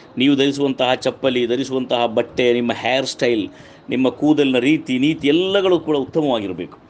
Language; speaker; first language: Kannada; non-native, local second language; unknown